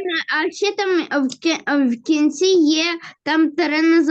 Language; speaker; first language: Ukrainian; non-native, local second language; Russian